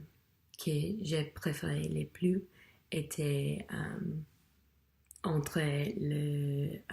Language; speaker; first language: French; non-native, learner; English